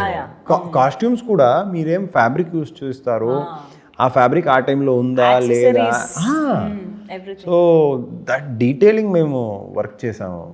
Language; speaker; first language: Telugu; non-native, learner; Kannada